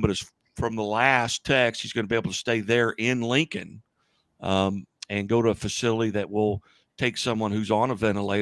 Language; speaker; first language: English; native; English